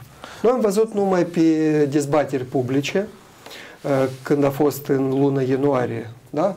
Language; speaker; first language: Romanian; non-native, local second language; Russian